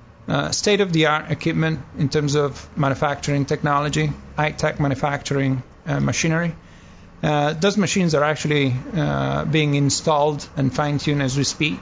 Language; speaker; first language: English; non-native, fluent; Italian